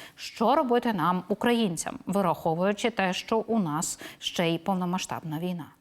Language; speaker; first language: Ukrainian; native; Ukrainian